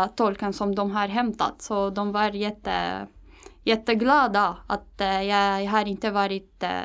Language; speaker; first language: Swedish; non-native, fluent; Arabic